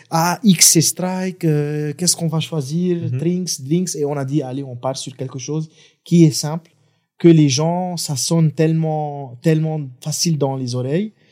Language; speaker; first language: French; non-native, local second language; Arabic